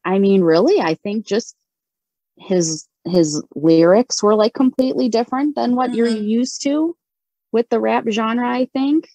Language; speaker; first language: English; native; English